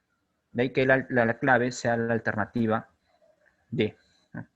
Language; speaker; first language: Spanish; native; Spanish